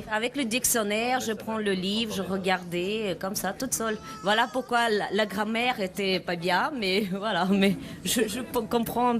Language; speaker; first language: French; non-native, learner; Ukrainian